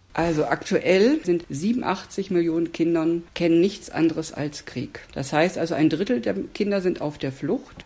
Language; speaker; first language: German; native; German